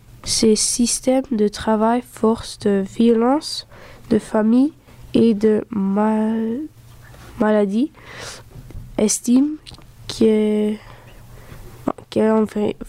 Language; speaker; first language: French; non-native, local second language; Dutch